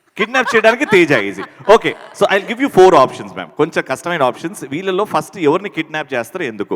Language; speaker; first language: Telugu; native; Telugu